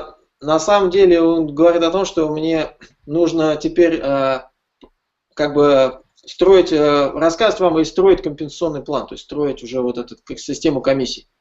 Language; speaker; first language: Russian; native; Russian